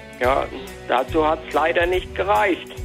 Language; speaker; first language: German; native; German